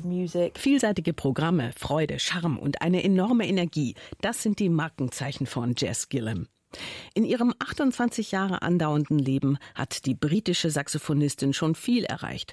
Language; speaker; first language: German; native; German